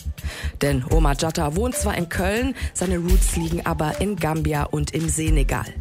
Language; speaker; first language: German; native; German